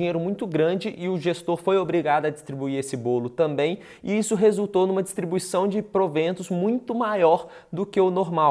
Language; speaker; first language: Portuguese; native; Portuguese